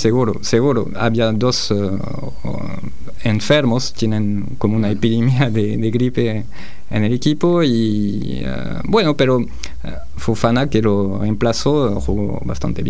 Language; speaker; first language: Spanish; non-native, fluent; French